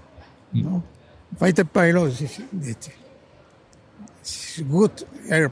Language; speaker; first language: English; non-native, learner; Spanish